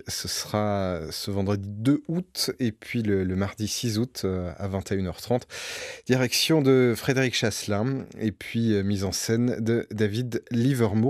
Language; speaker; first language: French; native; French